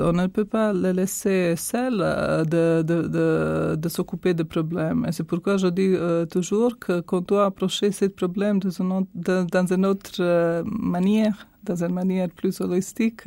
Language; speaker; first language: French; non-native, fluent; Croatian